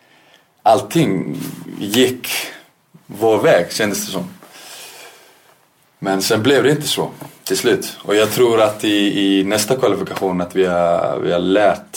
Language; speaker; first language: Swedish; non-native, fluent; Icelandic